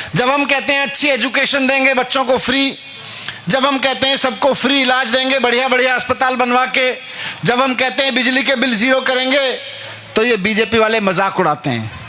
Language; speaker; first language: Hindi; native; Hindi